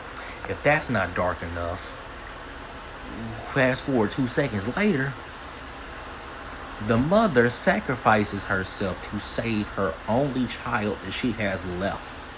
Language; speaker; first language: English; native; English